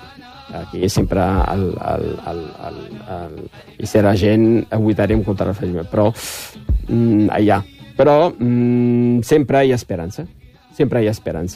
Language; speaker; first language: Catalan; non-native, fluent; Riffian